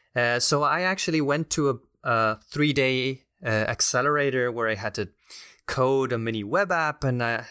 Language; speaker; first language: English; non-native, fluent; Spanish